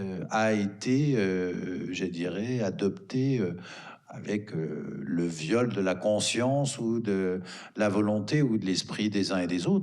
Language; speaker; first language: French; native; French